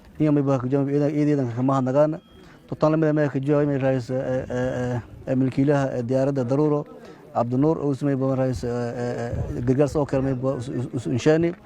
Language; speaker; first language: Somali; non-native, local second language; Maay